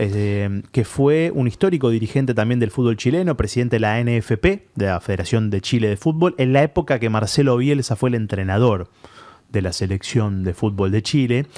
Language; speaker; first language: Spanish; native; Spanish